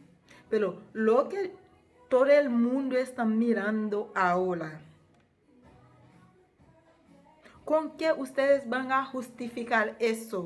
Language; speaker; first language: Spanish; non-native, fluent; Haitian Creole